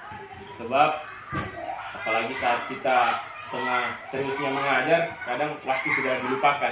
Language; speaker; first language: Indonesian; native; Indonesian